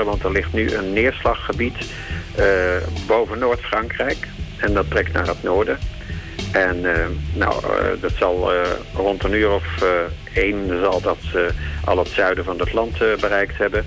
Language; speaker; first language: Dutch; native; Dutch